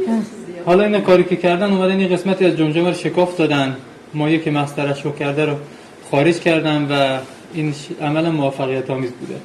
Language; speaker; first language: Persian; native; Persian